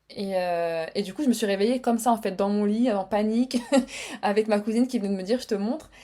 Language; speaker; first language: French; early bilingual, other home language; Arabic